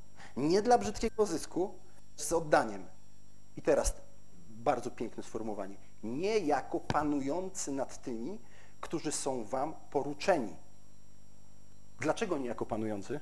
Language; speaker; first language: Polish; native; Polish